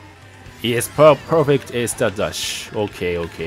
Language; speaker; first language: English; non-native, learner; Japanese